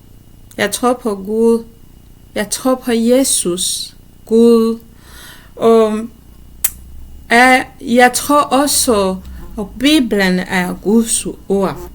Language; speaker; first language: Danish; non-native, learner; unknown